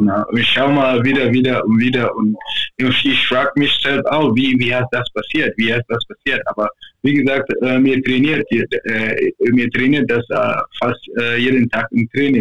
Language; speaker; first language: German; non-native, fluent; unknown